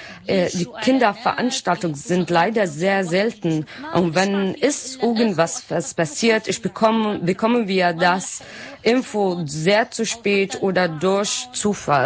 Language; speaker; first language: German; non-native, learner; Arabic